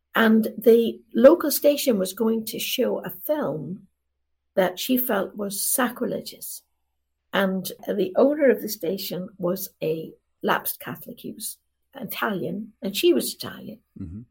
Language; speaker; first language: English; native; English